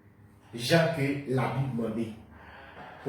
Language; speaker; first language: Haitian Creole; native; Haitian Creole